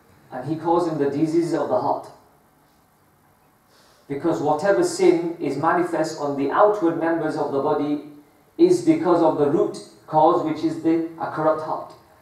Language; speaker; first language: English; early bilingual, other home language; Urdu